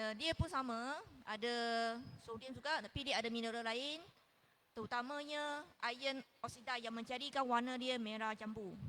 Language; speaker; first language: Malay; non-native, local second language; Chinese